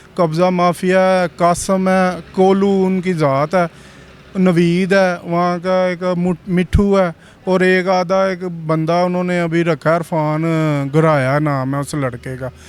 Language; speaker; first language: Urdu; non-native, local second language; Punjabi